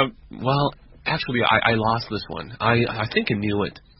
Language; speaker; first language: English; non-native, fluent; Chinese